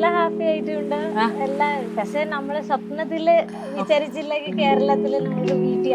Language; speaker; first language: Malayalam; non-native, local second language; Bangla